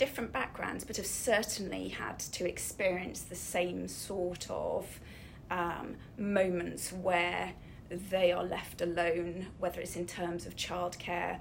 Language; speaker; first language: English; native; English